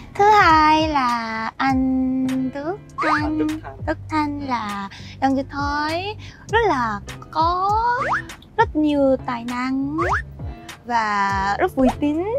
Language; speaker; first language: Vietnamese; non-native, learner; Korean